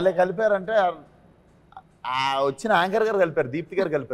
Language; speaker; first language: Telugu; native; Telugu